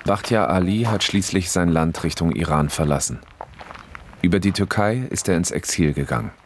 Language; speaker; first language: German; native; German